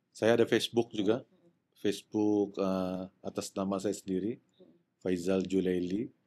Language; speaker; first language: Malay; native; Malay